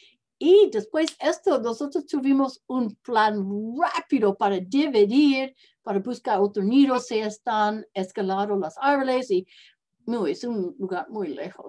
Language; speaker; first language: Spanish; non-native, learner; English